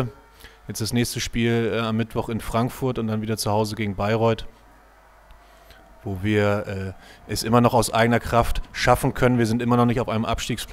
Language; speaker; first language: German; native; German